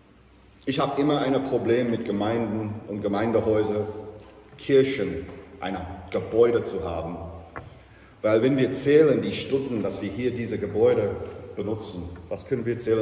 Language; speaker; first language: German; non-native, fluent; English